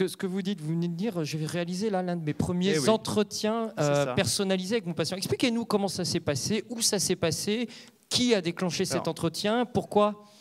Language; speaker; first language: French; native; French